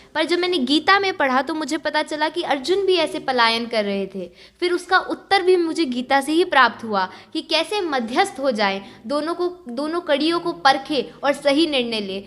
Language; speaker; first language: Hindi; native; Hindi